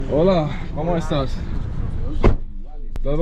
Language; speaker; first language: Spanish; non-native, learner; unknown